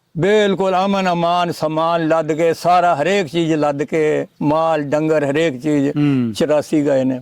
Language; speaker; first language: Punjabi; native; Punjabi